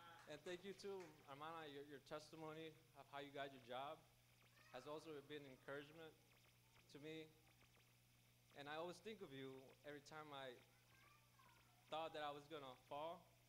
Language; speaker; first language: English; early bilingual, other home language; Spanish